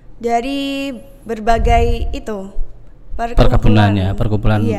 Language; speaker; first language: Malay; non-native, local second language; Javanese